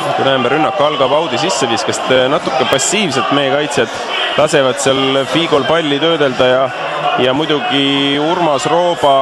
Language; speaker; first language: Estonian; native; Estonian